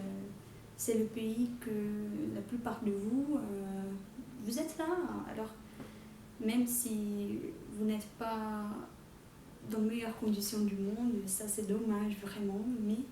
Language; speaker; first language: French; non-native, fluent; Portuguese